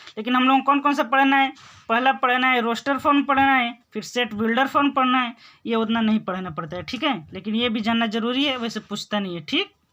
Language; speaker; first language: Hindi; native; Hindi